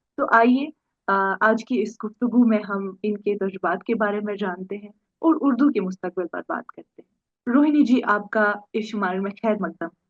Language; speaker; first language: Urdu; non-native, local second language; Kashmiri